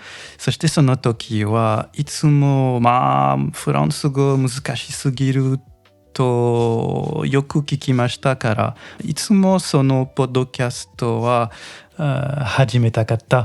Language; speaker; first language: Japanese; non-native, learner; French